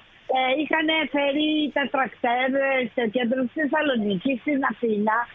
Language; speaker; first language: Greek; native; Greek